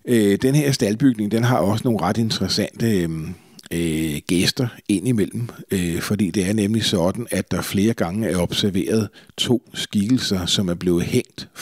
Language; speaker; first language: Danish; native; Danish